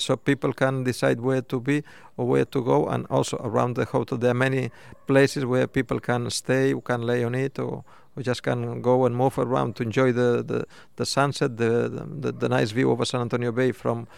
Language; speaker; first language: English; non-native, fluent; Spanish